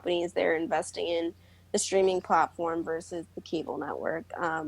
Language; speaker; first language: English; native; English